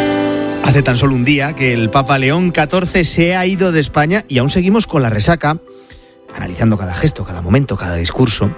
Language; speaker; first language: Spanish; native; Spanish